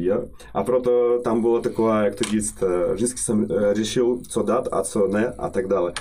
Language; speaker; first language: Czech; non-native, fluent; Russian